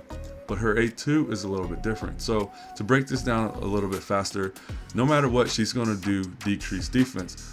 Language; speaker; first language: English; native; English